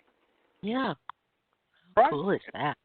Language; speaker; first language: English; native; English